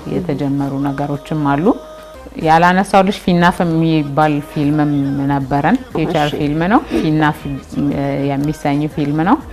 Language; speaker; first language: Amharic; non-native, local second language; Oromo